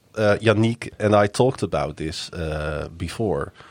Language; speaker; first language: English; non-native, fluent; Dutch